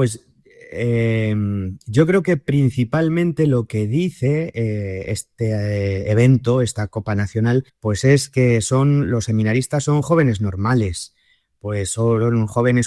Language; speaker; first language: Spanish; native; Spanish